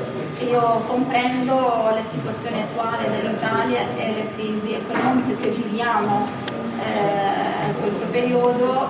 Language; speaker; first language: Italian; non-native, fluent; Kurdish